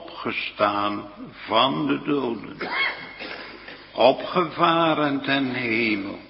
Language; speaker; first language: Dutch; native; Dutch